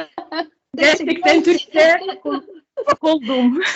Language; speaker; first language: Turkish; non-native, learner; Arabic